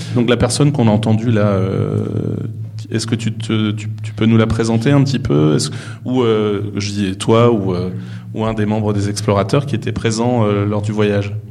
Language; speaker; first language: French; native; French